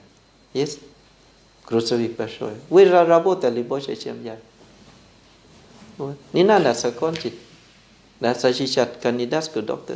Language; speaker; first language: Russian; non-native, fluent; Thai